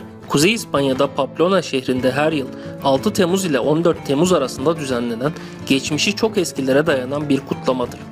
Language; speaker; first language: Turkish; native; Turkish